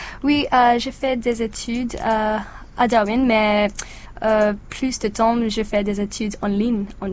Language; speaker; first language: French; non-native, learner; English